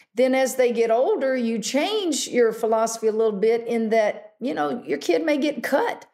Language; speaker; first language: English; native; English